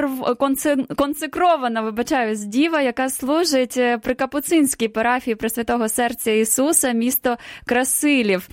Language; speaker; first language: Ukrainian; native; Ukrainian